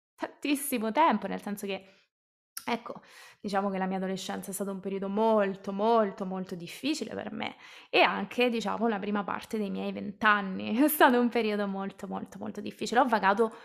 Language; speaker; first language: Italian; native; Italian